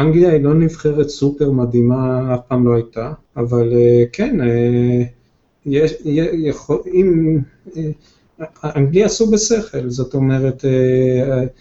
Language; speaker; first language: Hebrew; native; Hebrew